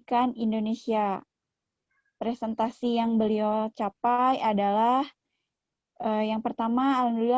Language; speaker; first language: Indonesian; native; Indonesian